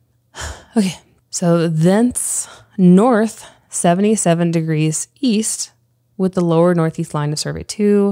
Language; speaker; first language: English; native; English